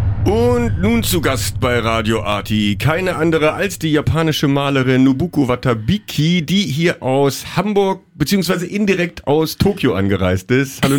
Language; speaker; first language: German; native; German